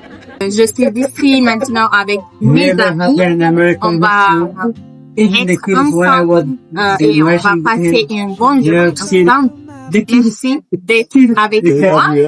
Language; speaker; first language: French; non-native, learner; Amharic